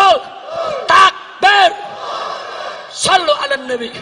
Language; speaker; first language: Indonesian; native; Indonesian